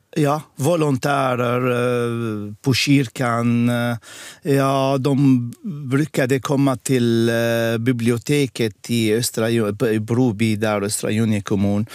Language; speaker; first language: Swedish; non-native, fluent; Arabic